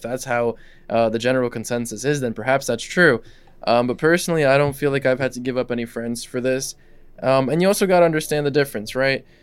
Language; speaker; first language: English; non-native, fluent; Russian